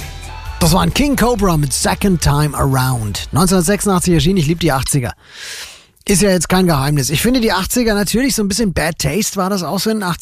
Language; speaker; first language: German; native; German